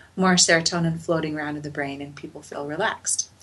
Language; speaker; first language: English; native; English